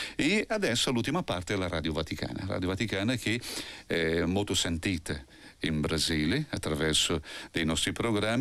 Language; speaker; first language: Italian; non-native, fluent; Portuguese